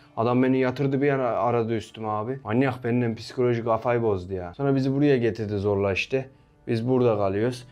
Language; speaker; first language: Turkish; native; Turkish